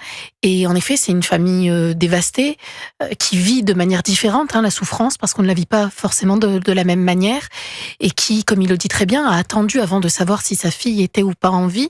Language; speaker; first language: French; native; French